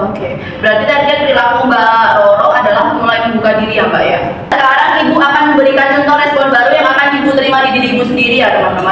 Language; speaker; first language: Indonesian; native; Indonesian